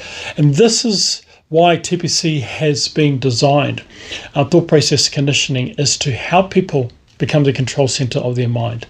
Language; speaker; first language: English; native; English